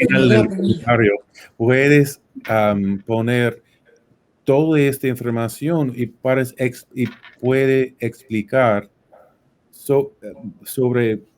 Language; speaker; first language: Spanish; non-native, fluent; English